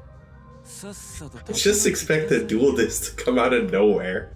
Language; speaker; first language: English; native; English